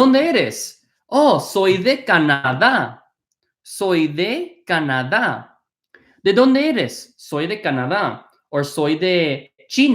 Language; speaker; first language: Spanish; non-native, fluent; English